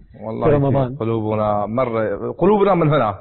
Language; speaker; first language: Arabic; non-native, learner; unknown